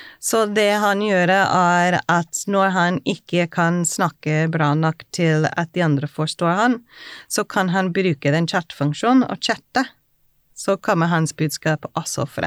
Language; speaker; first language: Norwegian; non-native, fluent; English